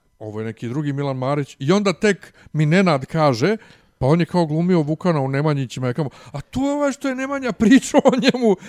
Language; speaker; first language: Bosnian; native; Bosnian